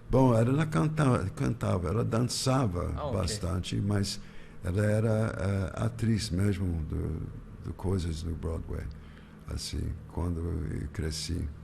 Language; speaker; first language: Portuguese; non-native, fluent; English